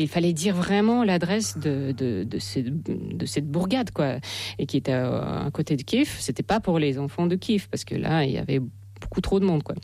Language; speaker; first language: French; non-native, fluent; Russian